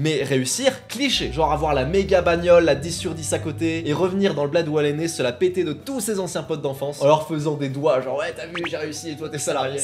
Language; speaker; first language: French; native; French